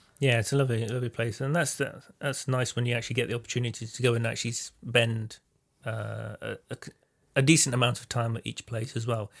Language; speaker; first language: English; native; English